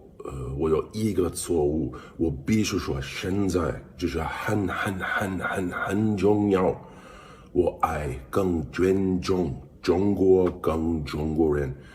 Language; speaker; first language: Chinese; non-native, learner; English